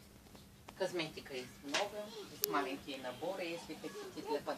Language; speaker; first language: Russian; non-native, learner; Bulgarian